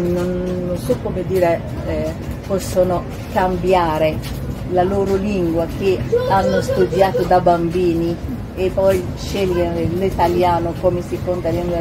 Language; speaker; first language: Italian; non-native, fluent; Arabic